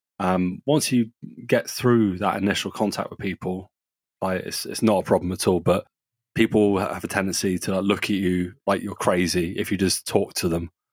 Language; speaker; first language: English; native; English